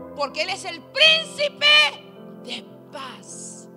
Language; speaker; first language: Spanish; early bilingual, heritage; Spanish